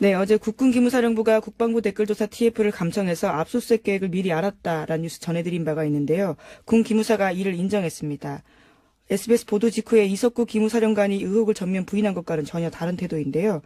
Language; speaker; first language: Korean; native; Korean